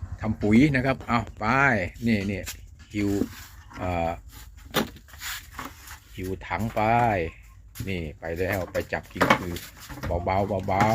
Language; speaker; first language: Thai; native; Thai